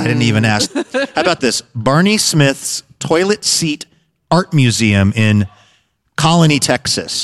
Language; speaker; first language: English; native; English